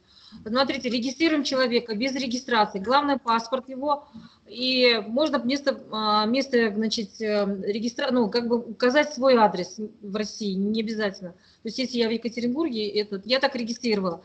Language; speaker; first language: Russian; native; Russian